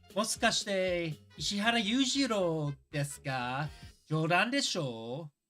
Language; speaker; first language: Japanese; non-native, learner; English